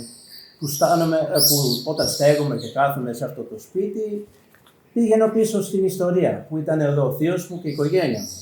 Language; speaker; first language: Greek; non-native, learner; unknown